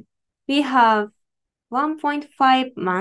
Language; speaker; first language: English; non-native, learner; Japanese